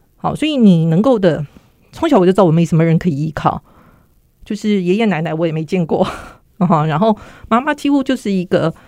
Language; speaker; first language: Chinese; native; Chinese